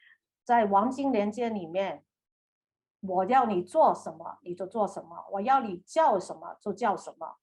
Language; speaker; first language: Chinese; native; Chinese